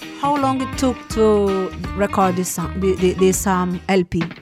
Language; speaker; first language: English; non-native, fluent; Portuguese